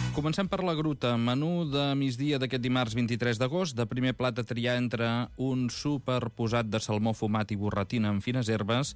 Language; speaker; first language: Catalan; native; Catalan